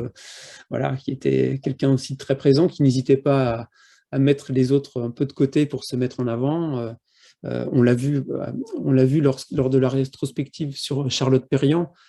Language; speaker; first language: French; native; French